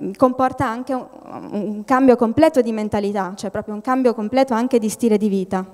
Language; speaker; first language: Italian; native; Italian